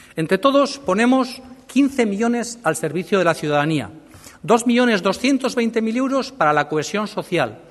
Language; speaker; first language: Spanish; native; Spanish